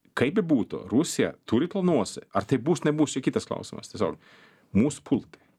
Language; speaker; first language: Lithuanian; non-native, fluent; Swedish